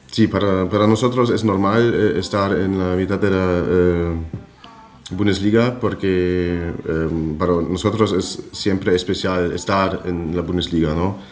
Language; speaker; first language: Spanish; non-native, fluent; German